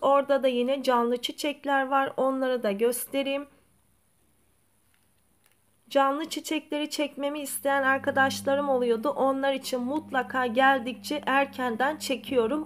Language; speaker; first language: Turkish; native; Turkish